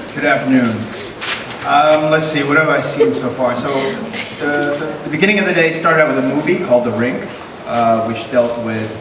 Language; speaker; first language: English; native; English